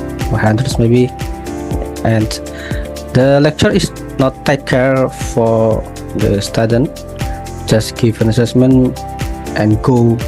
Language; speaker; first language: English; non-native, learner; Indonesian